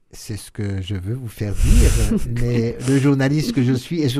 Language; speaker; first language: French; native; French